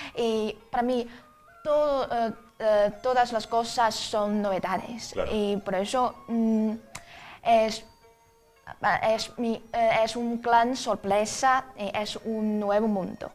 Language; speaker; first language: Spanish; non-native, fluent; Chinese